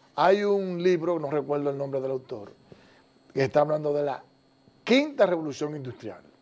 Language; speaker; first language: Spanish; native; Spanish